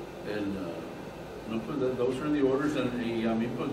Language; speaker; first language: English; early bilingual, other home language; Spanish